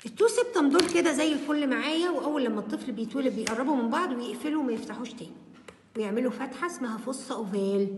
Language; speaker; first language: Arabic; native; Arabic